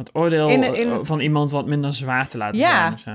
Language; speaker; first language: Dutch; native; Dutch